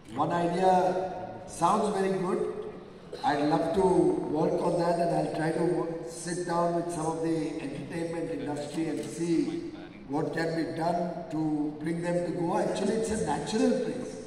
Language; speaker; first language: English; non-native, local second language; Hindi